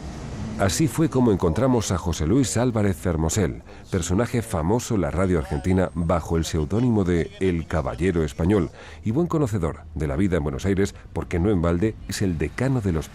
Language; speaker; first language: Spanish; native; Spanish